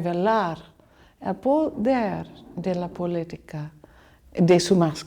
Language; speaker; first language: Spanish; non-native, learner; English